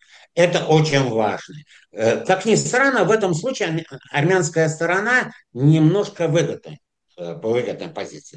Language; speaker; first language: Russian; non-native, fluent; Azerbaijani